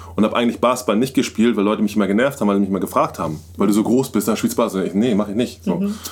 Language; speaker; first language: German; native; German